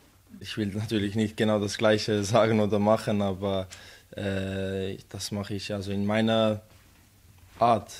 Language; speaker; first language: German; non-native, fluent; Serbian